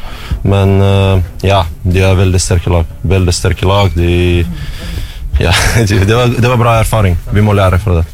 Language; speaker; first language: Norwegian; non-native, learner; Russian